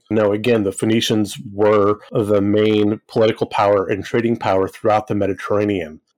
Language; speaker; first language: English; native; English